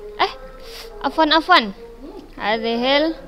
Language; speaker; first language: Arabic; non-native, fluent; Indonesian